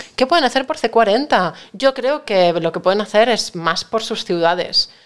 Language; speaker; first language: Spanish; native; Spanish